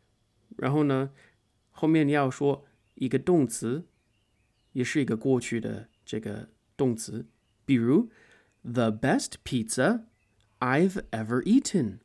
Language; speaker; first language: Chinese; non-native, fluent; English